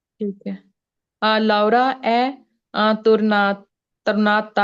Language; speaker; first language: Italian; non-native, learner; Punjabi